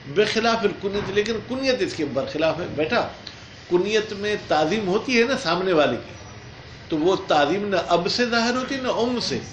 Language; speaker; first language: Urdu; non-native, local second language; Sindhi